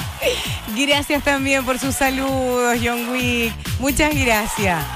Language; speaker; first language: Spanish; native; Spanish